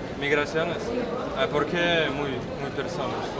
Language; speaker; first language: Spanish; non-native, learner; Russian